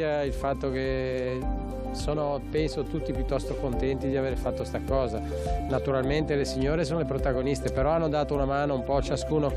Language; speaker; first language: Italian; native; Italian